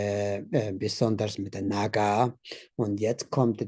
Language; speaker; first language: German; non-native, learner; Tibetan